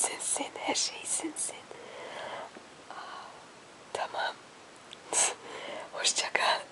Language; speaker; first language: Turkish; non-native, learner; Hungarian